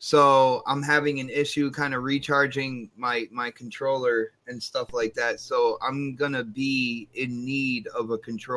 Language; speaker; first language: English; native; English